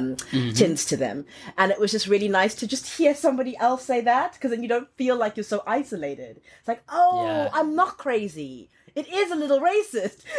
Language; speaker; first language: English; non-native, local second language; Xhosa